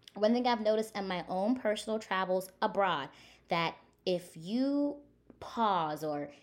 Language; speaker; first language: English; native; English